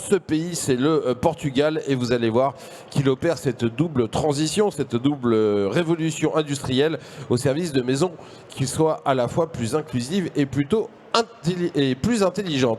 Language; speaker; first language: French; native; French